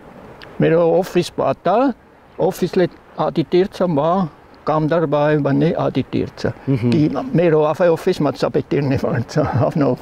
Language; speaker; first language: Nepali; non-native, learner; German